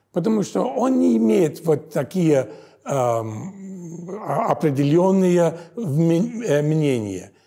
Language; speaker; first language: Russian; non-native, fluent; English